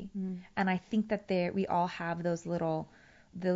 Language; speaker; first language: English; early bilingual, other home language; Persian